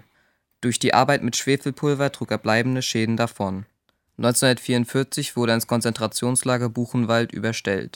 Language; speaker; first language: German; native; German